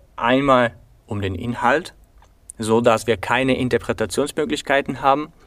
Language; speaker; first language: German; non-native, fluent; Bulgarian